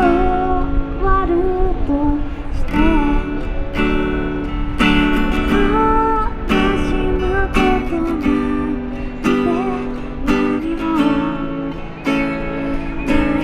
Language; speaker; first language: Japanese; native; Japanese